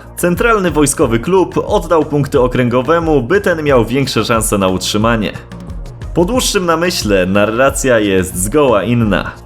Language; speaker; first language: Polish; native; Polish